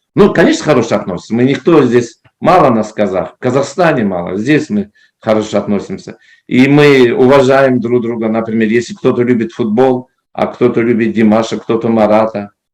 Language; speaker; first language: Russian; non-native, local second language; Kazakh